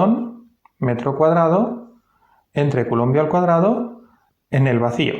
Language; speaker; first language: Spanish; native; Spanish